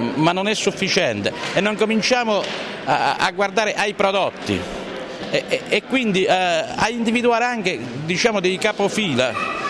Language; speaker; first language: Italian; native; Italian